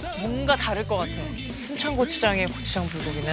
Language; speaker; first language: Korean; native; Korean